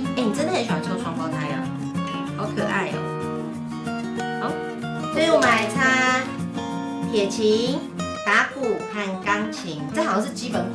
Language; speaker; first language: Chinese; native; Chinese